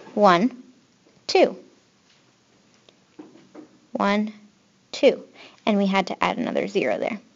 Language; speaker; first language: English; native; English